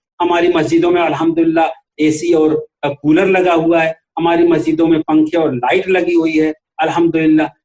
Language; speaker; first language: Urdu; native; Urdu